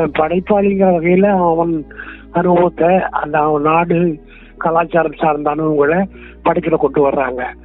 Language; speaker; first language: Tamil; non-native, local second language; Kannada